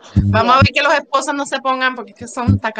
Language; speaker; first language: Spanish; native; Spanish